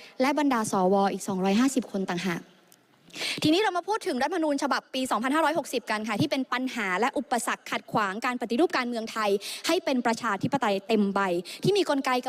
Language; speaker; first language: Thai; native; Thai